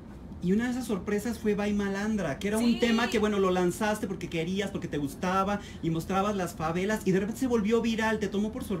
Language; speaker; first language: Spanish; native; Spanish